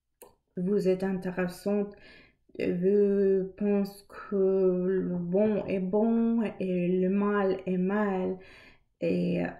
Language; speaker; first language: French; non-native, learner; English